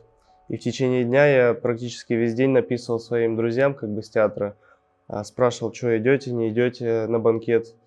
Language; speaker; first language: Russian; native; Russian